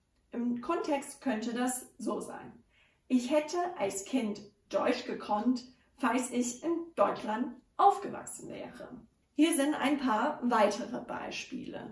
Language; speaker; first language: German; non-native, fluent; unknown